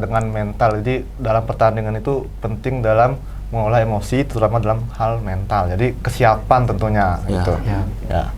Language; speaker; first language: Indonesian; non-native, local second language; Balinese